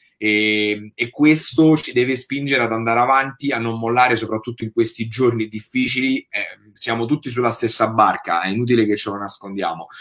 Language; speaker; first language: Italian; native; Italian